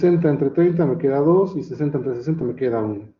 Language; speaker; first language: Spanish; native; Spanish